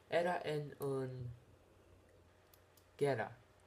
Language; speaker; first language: Spanish; non-native, learner; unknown